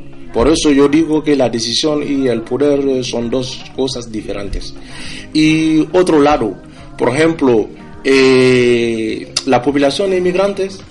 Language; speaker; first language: Spanish; non-native, fluent; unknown